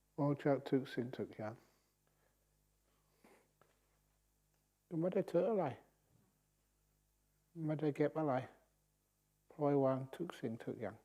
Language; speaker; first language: Thai; non-native, fluent; English